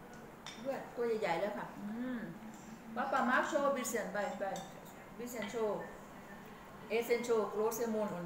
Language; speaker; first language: German; non-native, learner; Thai